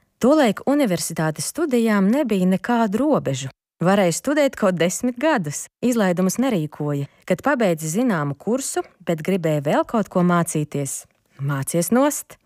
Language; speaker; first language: Latvian; non-native, local second language; Ukrainian